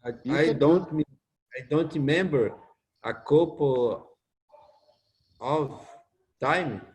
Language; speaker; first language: English; non-native, learner; Portuguese